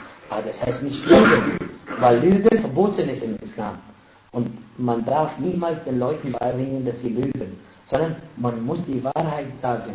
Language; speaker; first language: German; non-native, fluent; Arabic